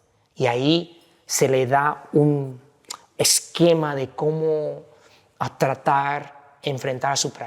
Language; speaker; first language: Spanish; non-native, fluent; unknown